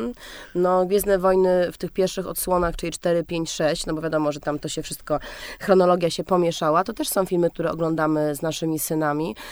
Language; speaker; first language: Polish; native; Polish